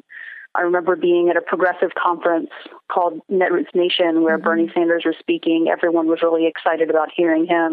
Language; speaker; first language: English; native; English